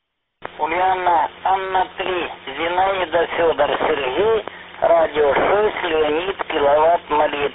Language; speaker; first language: Russian; native; Russian